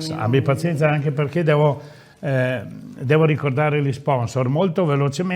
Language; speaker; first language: Italian; native; Italian